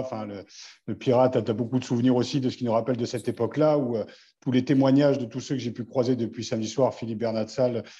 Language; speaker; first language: French; native; French